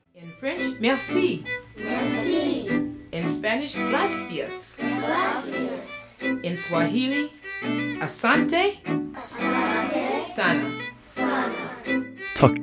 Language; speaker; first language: Norwegian; native; Norwegian